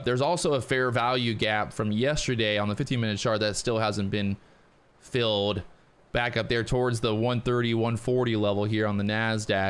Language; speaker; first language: English; native; English